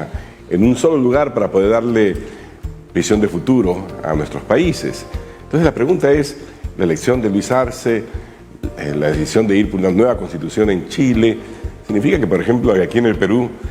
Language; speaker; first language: Spanish; native; Spanish